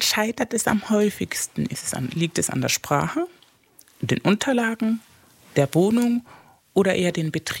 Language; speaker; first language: German; non-native, fluent; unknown